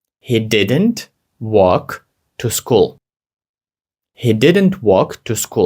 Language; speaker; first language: English; non-native, fluent; Ukrainian